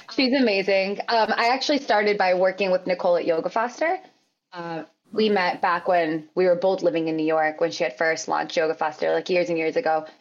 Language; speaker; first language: English; native; English